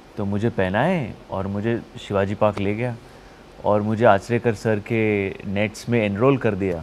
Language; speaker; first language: Hindi; non-native, local second language; Marathi